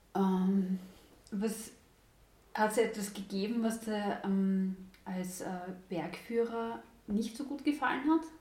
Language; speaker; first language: German; native; German